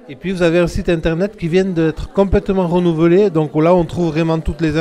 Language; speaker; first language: French; native; French